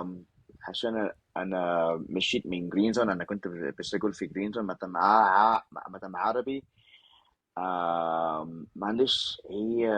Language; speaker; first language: Arabic; non-native, learner; Spanish